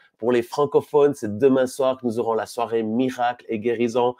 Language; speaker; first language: French; native; French